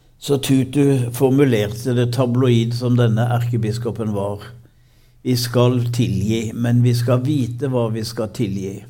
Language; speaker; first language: Norwegian; native; Norwegian